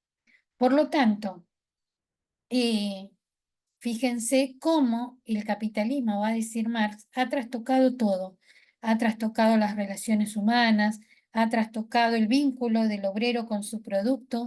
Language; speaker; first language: Spanish; native; Spanish